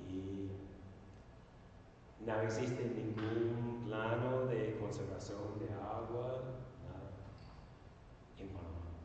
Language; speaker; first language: Portuguese; non-native, learner; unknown